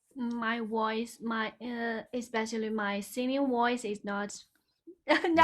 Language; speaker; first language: English; non-native, learner; Chinese